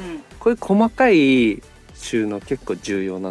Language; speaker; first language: Japanese; native; Japanese